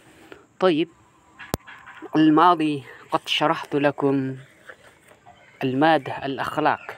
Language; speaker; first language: Arabic; non-native, fluent; Indonesian